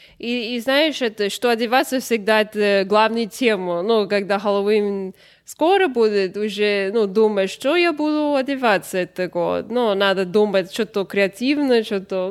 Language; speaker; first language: Russian; non-native, learner; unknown